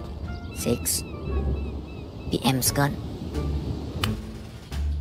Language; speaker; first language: English; non-native, learner; Indonesian